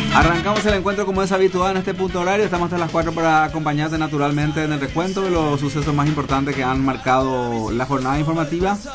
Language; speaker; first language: Spanish; non-native, local second language; Guarani